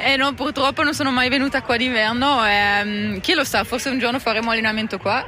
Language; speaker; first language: Italian; non-native, local second language; French